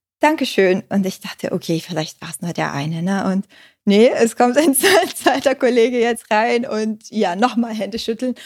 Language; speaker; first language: German; non-native, fluent; Portuguese